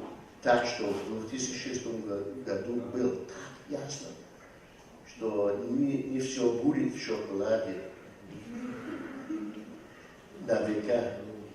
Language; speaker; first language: Russian; non-native, fluent; English